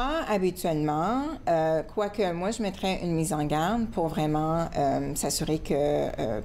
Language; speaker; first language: French; native; French